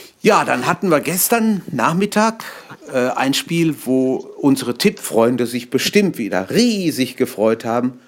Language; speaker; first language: German; native; German